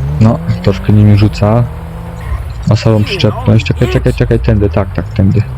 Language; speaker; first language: Polish; native; Polish